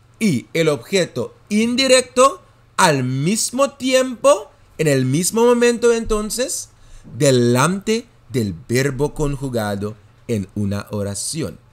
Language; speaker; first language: Spanish; non-native, fluent; Dutch